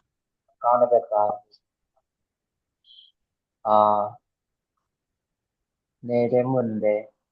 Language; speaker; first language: Korean; non-native, learner; Burmese